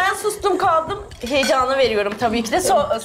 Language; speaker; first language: Turkish; native; Turkish